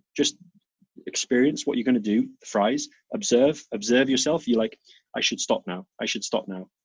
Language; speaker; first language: English; native; English